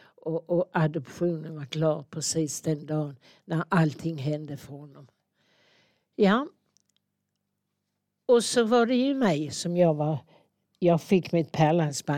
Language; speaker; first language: Swedish; native; Swedish